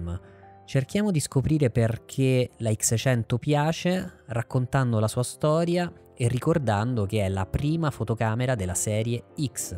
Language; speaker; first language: Italian; native; Italian